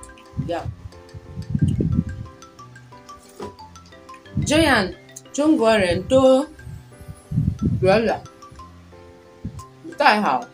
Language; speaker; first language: Chinese; non-native, learner; Igbo